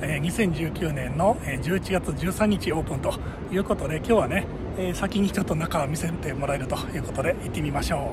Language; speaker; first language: Japanese; native; Japanese